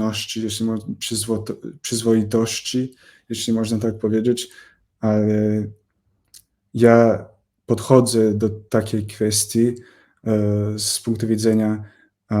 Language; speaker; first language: Polish; non-native, fluent; English